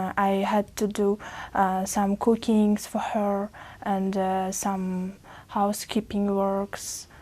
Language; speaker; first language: English; non-native, learner; Uzbek